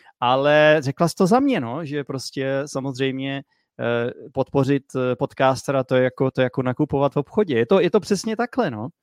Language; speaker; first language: Czech; native; Czech